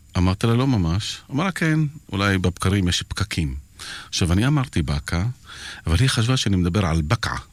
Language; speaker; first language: Hebrew; non-native, local second language; Arabic